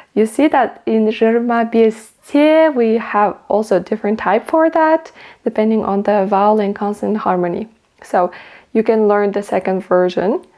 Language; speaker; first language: English; non-native, fluent; Kazakh